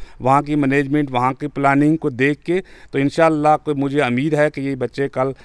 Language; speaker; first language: Hindi; non-native, local second language; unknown